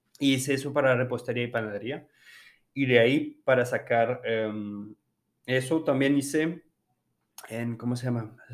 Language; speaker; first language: Spanish; non-native, fluent; French